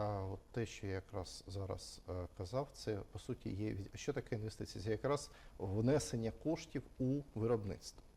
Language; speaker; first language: Ukrainian; native; Ukrainian